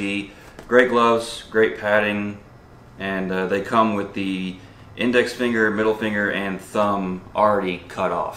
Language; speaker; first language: English; native; English